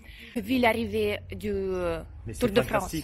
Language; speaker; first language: French; non-native, fluent; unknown